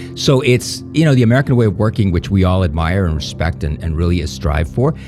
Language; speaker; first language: English; non-native, fluent; Spanish